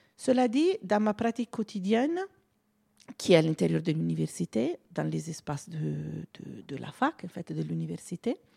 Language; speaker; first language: French; non-native, fluent; Italian